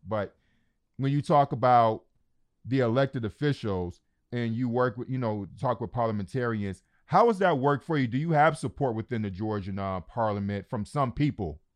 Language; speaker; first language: English; native; English